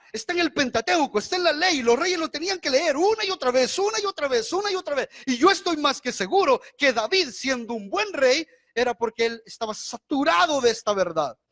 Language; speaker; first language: Spanish; native; Spanish